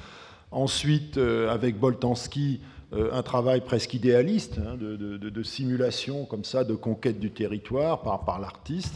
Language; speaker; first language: French; native; French